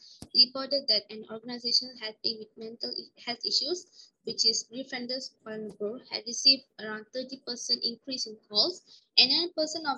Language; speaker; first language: English; non-native, local second language; Malay